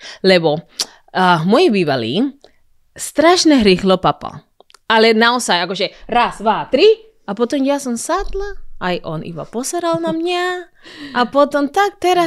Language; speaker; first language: Slovak; non-native, learner; Spanish